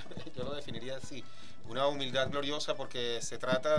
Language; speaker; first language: Spanish; native; Spanish